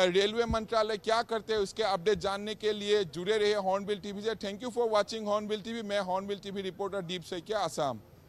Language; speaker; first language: Hindi; non-native, local second language; Assamese